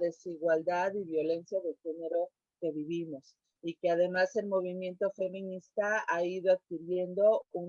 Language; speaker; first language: Spanish; native; Spanish